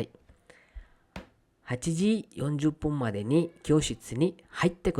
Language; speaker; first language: Japanese; non-native, fluent; Kannada